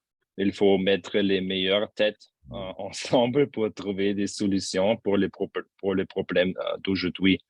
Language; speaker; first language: French; non-native, fluent; German